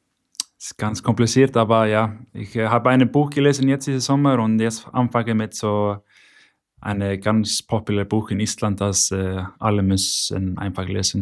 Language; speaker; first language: German; non-native, learner; Icelandic